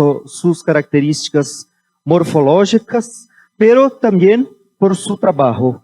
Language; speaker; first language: Spanish; non-native, fluent; Portuguese